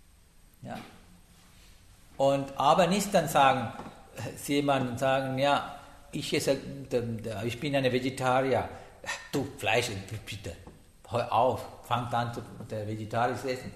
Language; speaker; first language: German; non-native, learner; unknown